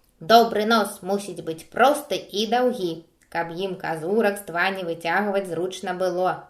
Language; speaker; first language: Belarusian; non-native, local second language; Russian